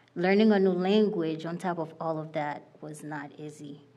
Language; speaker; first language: English; non-native, fluent; Haitian Creole